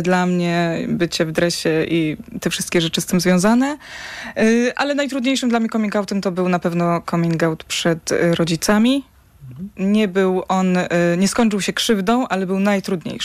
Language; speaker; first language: Polish; native; Polish